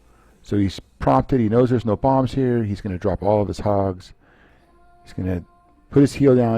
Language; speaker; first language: English; native; English